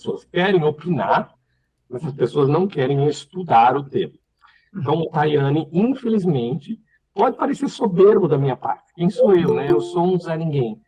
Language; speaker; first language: Portuguese; native; Portuguese